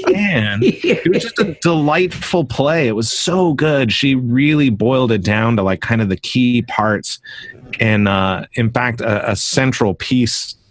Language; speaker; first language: English; native; English